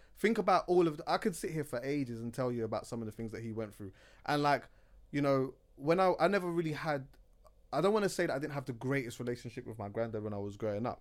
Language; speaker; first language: English; native; English